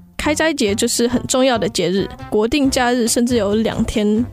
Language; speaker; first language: Chinese; early bilingual, other home language; Indonesian